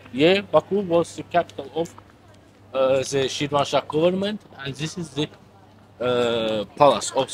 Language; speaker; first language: English; non-native, learner; Azerbaijani